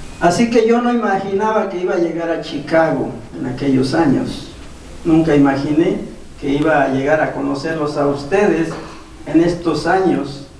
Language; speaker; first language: Spanish; non-native, local second language; Nahuatl languages